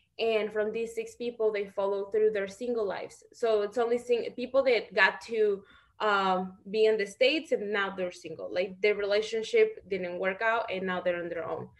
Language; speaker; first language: English; non-native, fluent; Spanish